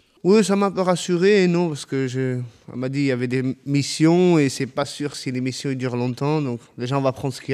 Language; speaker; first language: French; native; French